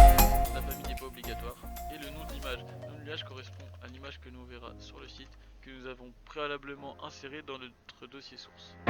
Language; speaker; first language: French; native; French